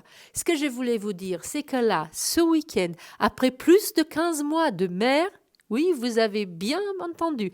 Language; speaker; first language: French; native; French